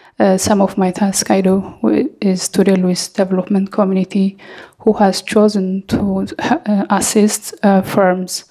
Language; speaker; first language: English; non-native, fluent; Amharic